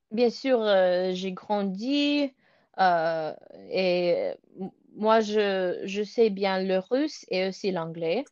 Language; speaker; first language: French; non-native, learner; English